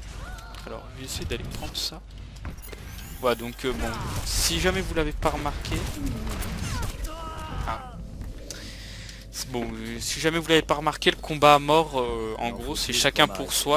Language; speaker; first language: French; native; French